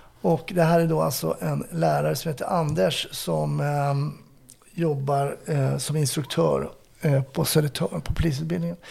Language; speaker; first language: Swedish; native; Swedish